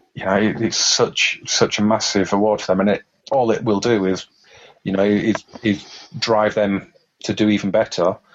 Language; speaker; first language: English; native; English